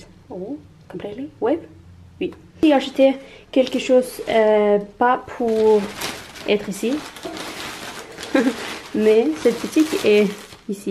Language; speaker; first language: French; non-native, learner; Norwegian